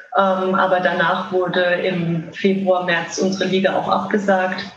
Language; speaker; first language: German; native; German